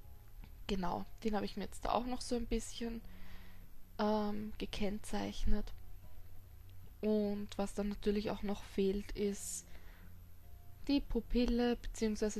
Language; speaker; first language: German; native; German